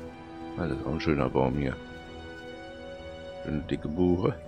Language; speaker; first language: German; native; German